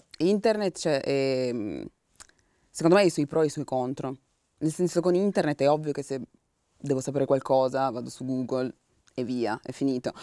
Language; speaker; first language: Italian; early bilingual, other home language; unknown